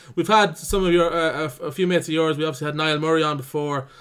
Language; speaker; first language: English; native; English